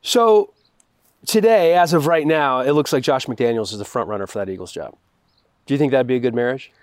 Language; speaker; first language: English; native; English